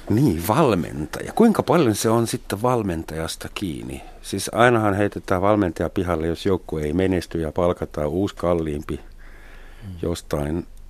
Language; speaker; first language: Finnish; non-native, fluent; German